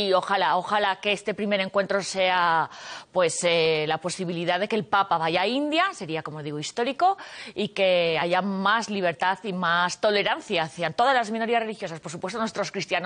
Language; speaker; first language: Spanish; native; Spanish